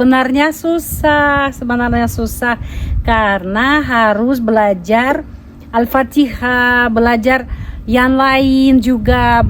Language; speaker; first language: Indonesian; non-native, fluent; Russian